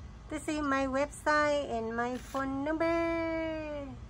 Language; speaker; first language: English; non-native, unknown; Vietnamese